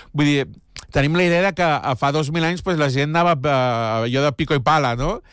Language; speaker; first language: Catalan; native; Catalan